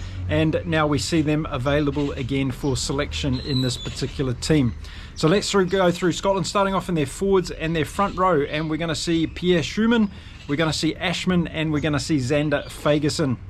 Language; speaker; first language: English; native; English